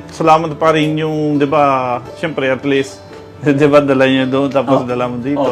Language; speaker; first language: Filipino; non-native, learner; Punjabi